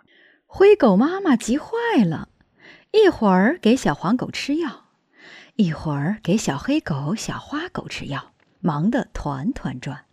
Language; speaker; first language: Chinese; native; Chinese